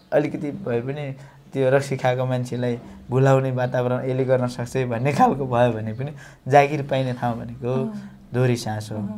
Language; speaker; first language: Nepali; non-native, local second language; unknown